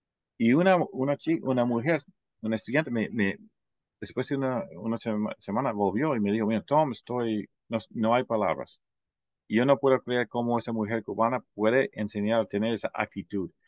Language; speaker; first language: Spanish; non-native, fluent; English